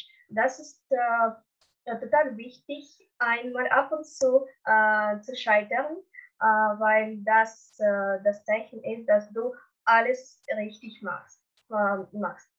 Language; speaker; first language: German; non-native, learner; Russian